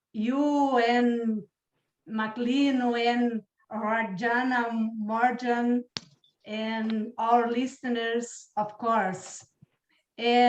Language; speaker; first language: English; non-native, learner; Portuguese